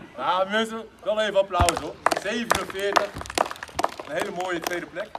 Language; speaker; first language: Dutch; native; Dutch